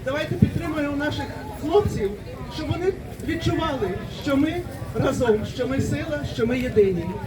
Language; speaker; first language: Ukrainian; native; Ukrainian